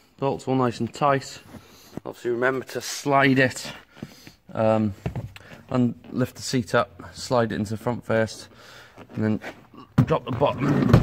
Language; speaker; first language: English; native; English